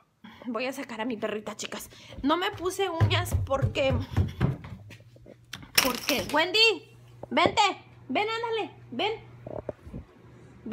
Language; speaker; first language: Spanish; native; Spanish